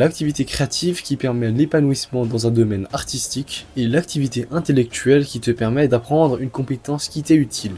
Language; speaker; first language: French; early bilingual, other home language; Chinese